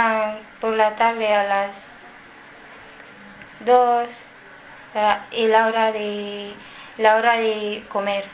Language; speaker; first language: Spanish; non-native, learner; Filipino